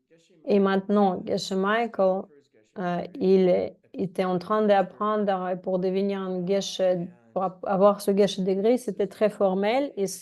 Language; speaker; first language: French; non-native, fluent; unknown